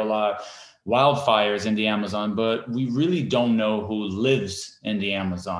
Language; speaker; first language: English; non-native, fluent; Portuguese